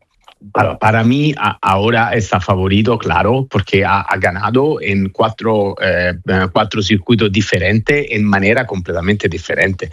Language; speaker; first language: Spanish; non-native, fluent; Italian